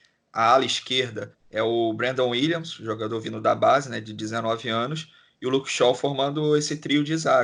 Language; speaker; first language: Portuguese; native; Portuguese